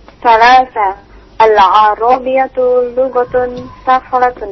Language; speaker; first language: Arabic; non-native, learner; Indonesian